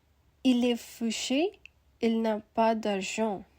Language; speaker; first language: French; non-native, learner; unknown